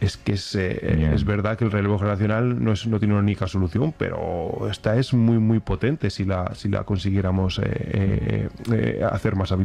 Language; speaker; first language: Spanish; native; Spanish